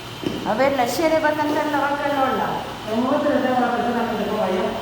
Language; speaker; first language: Spanish; native; Spanish